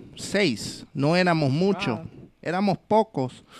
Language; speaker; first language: Spanish; early bilingual, heritage; English